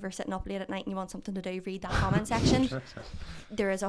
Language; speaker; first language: English; native; English